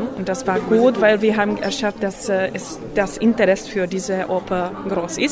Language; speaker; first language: German; non-native, learner; Czech